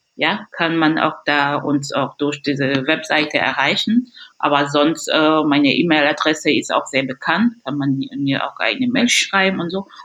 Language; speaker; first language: German; non-native, fluent; French